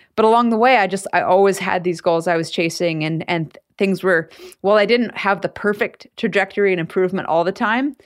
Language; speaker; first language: English; native; English